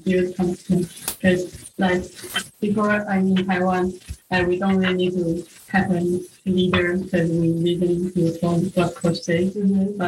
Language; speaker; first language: English; non-native, fluent; Chinese